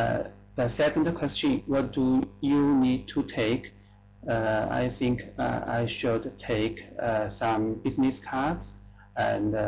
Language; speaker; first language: English; non-native, learner; Chinese